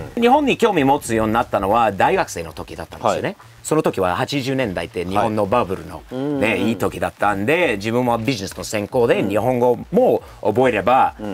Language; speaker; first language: Japanese; non-native, fluent; English